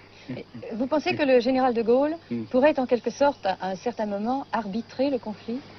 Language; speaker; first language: French; native; French